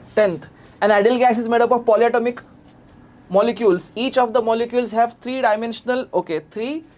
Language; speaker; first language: English; non-native, local second language; Marathi